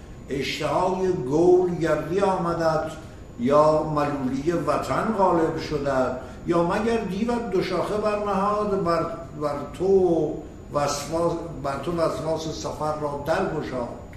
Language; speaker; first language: Persian; native; Persian